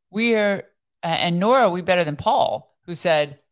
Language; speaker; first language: English; early bilingual, other home language; Persian